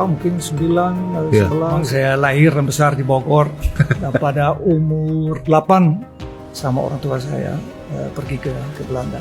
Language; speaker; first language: Indonesian; early bilingual, heritage; Indonesian